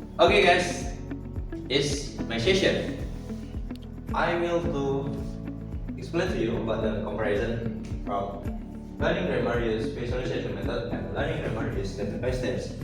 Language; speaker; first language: English; non-native, learner; Indonesian